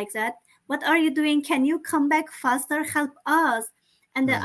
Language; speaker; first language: English; non-native, learner; Chinese